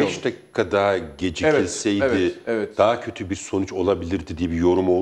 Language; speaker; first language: Turkish; native; Turkish